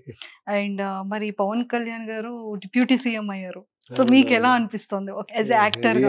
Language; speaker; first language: Telugu; native; Telugu